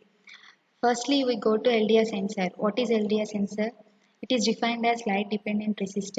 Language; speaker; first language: English; non-native, local second language; Telugu